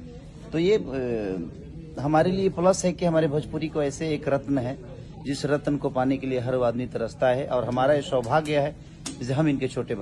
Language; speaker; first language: Hindi; non-native, local second language; Bhojpuri